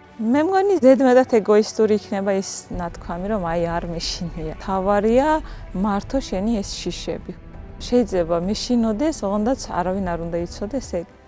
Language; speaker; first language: Georgian; non-native, local second language; Azerbaijani